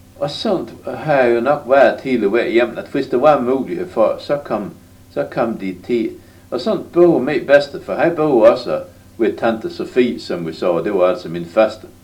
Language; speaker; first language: Danish; native; Danish